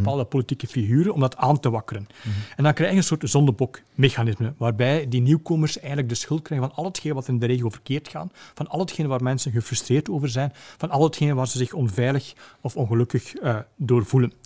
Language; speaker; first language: Dutch; native; Dutch